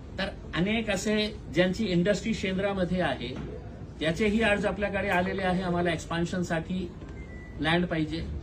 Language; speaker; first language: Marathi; non-native, local second language; Urdu